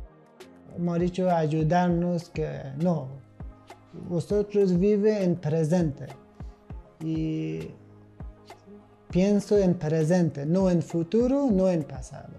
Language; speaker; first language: Spanish; non-native, learner; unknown